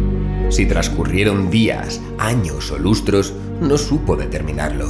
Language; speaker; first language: Spanish; native; Spanish